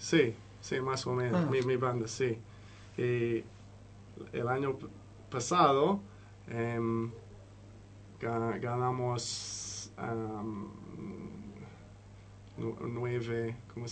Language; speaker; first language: Spanish; non-native, learner; English